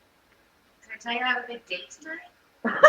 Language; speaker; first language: English; native; English